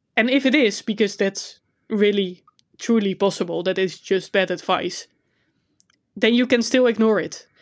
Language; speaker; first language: English; non-native, fluent; Dutch